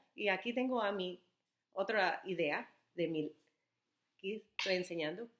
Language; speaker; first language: Spanish; early bilingual, heritage; Spanish